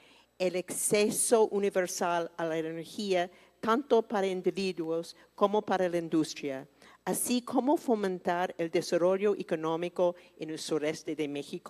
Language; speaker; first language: Spanish; non-native, fluent; English